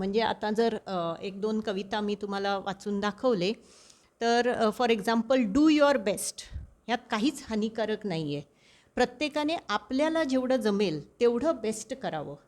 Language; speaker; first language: Marathi; non-native, local second language; Konkani